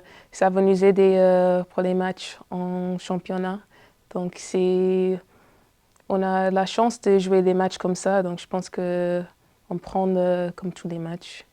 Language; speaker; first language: French; non-native, fluent; English